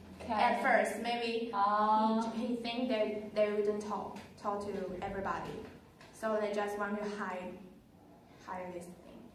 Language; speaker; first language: English; non-native, learner; Chinese